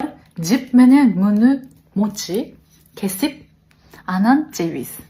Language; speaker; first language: Kyrgyz; non-native, learner; Japanese